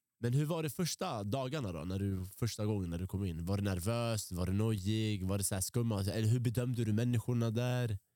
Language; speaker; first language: Swedish; early bilingual, other home language; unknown